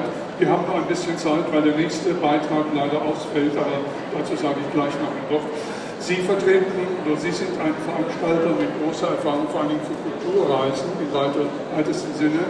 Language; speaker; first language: German; native; German